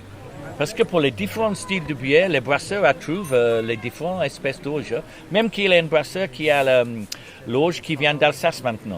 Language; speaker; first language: French; non-native, learner; English